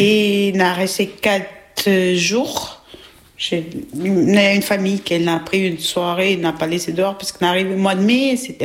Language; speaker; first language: French; non-native, learner; Albanian